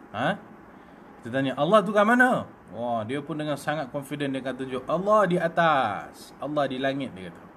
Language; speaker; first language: Malay; native; Malay